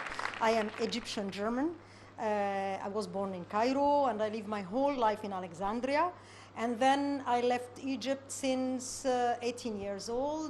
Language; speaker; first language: English; non-native, learner; Arabic